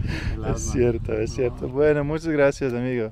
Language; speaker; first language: Spanish; non-native, learner; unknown